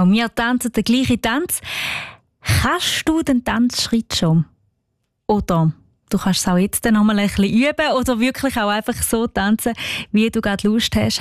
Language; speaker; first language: German; native; German